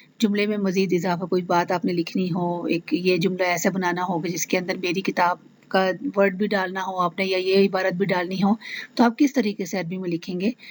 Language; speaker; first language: Urdu; native; Urdu